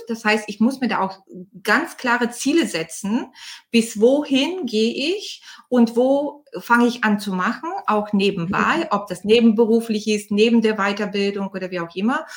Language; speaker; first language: German; non-native, fluent; Bulgarian